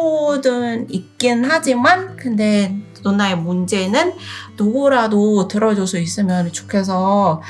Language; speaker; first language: Korean; non-native, fluent; Indonesian